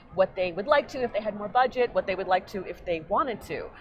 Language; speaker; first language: English; native; English